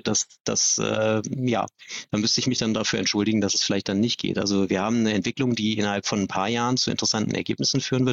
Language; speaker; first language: German; native; German